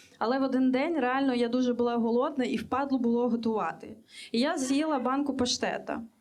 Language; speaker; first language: Ukrainian; native; Ukrainian